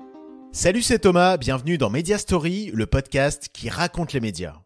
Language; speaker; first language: French; native; French